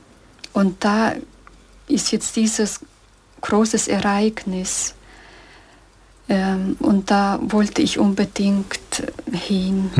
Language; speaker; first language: German; early bilingual, heritage; German